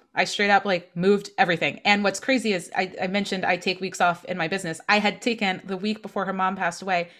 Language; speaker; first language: English; native; English